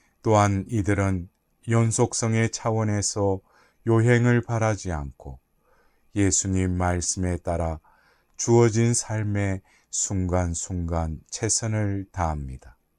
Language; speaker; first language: Korean; native; Korean